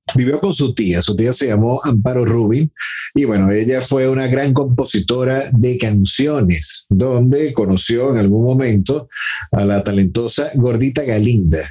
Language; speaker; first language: Spanish; native; Spanish